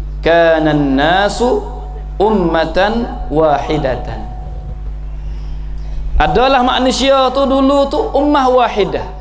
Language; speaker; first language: Malay; native; Malay